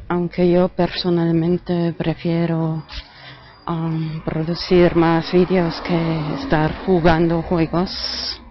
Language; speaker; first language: Spanish; non-native, fluent; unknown